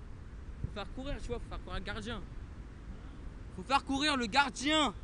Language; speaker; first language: French; native; French